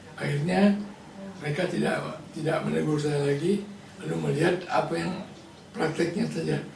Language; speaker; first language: Indonesian; non-native, local second language; Balinese